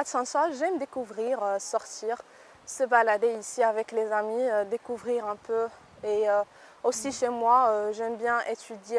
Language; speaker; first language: French; non-native, local second language; Arabic